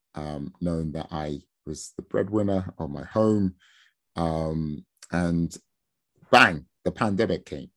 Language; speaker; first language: English; early bilingual, other home language; Yoruba